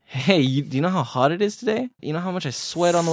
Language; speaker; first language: English; native; English